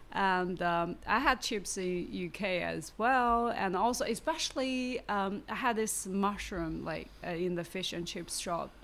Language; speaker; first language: English; non-native, learner; Chinese